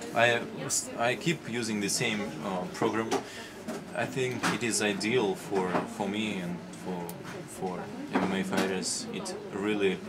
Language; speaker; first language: English; non-native, fluent; Russian